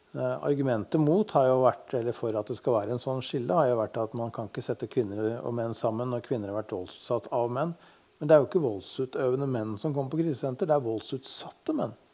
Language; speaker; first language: Norwegian; native; Norwegian